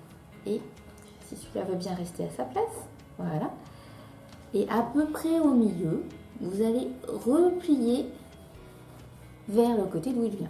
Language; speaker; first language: French; native; French